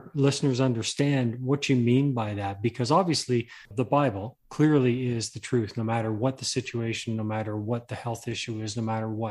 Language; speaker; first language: English; native; English